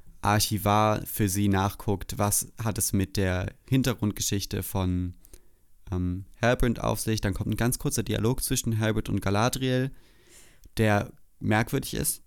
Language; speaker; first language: German; native; German